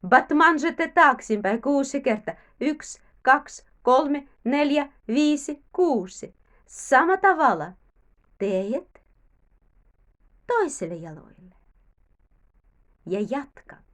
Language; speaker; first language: Finnish; non-native, learner; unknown